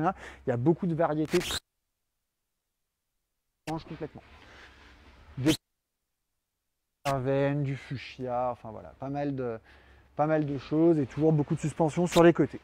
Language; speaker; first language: French; native; French